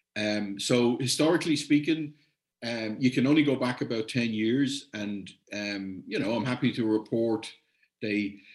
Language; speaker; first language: English; native; English